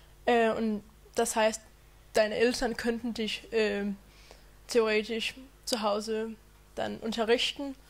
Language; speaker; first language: German; non-native, fluent; Danish